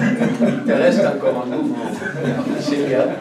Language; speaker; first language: French; non-native, fluent; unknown